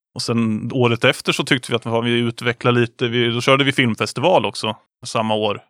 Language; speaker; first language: Swedish; native; Swedish